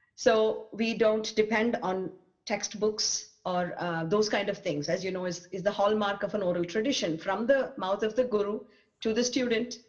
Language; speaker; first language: English; non-native, local second language; Tamil